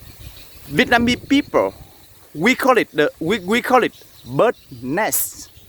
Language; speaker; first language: English; non-native, learner; Vietnamese